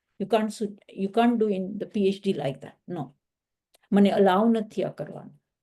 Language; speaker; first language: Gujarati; early bilingual, heritage; Gujarati